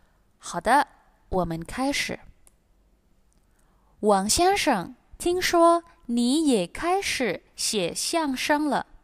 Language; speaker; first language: Chinese; non-native, fluent; Indonesian